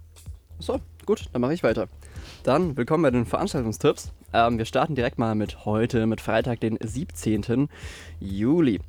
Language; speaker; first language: German; native; German